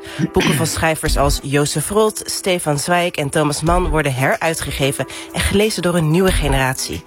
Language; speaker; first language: Dutch; native; Dutch